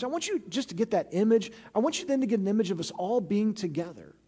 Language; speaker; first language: English; native; English